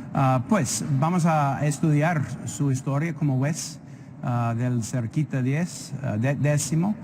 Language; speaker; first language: Spanish; non-native, fluent; English